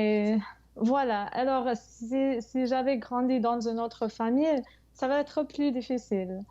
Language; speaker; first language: French; non-native, fluent; English